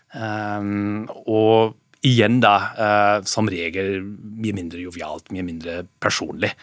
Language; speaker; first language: Norwegian; non-native, fluent; German